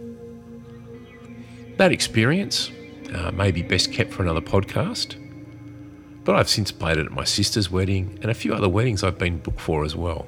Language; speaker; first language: English; native; English